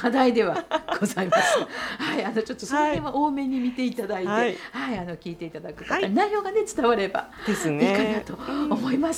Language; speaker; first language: Japanese; native; Japanese